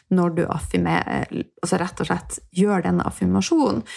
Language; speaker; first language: Norwegian; native; Norwegian